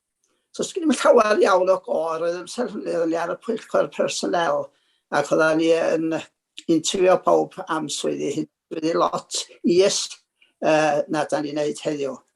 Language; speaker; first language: Welsh; native; Welsh